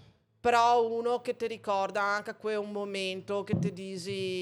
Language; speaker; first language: Italian; native; Italian